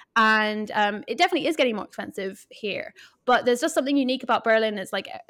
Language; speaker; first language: English; native; English